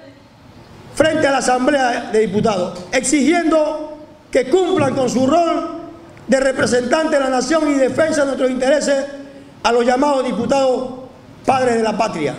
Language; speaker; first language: Spanish; native; Spanish